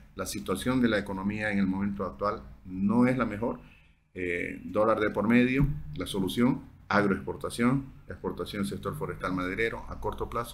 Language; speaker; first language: Spanish; native; Spanish